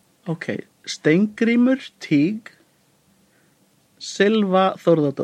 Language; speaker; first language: English; non-native, fluent; Icelandic